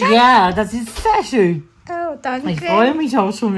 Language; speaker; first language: German; non-native, learner; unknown